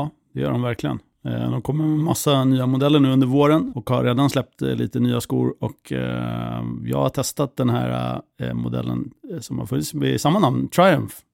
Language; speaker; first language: Swedish; native; Swedish